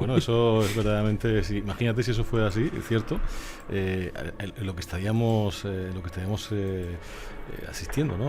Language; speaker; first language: Spanish; native; Spanish